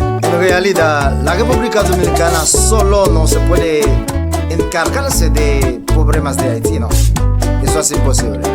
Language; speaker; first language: Spanish; non-native, learner; Haitian Creole